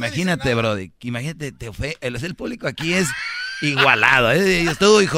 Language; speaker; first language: Spanish; native; Spanish